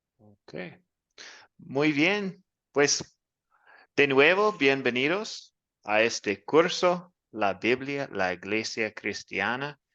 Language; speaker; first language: Spanish; non-native, learner; English